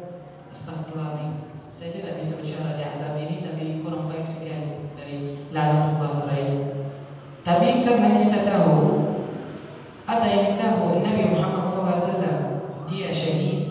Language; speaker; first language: Indonesian; non-native, learner; Arabic